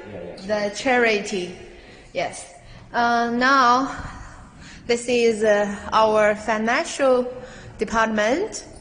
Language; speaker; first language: English; non-native, learner; Chinese